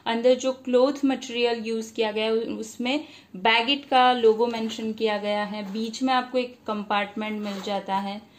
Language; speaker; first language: Hindi; non-native, local second language; Bangla